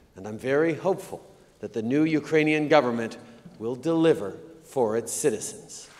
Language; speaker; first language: English; native; English